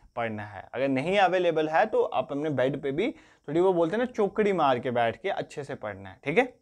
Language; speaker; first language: Hindi; non-native, local second language; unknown